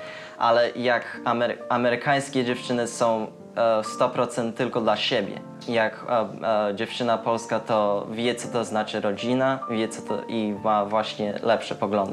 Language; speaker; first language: Polish; early bilingual, heritage; Polish